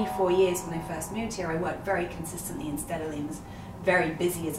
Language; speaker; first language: English; native; English